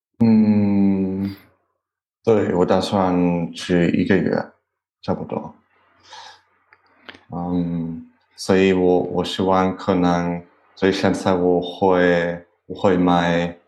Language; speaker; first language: Chinese; non-native, learner; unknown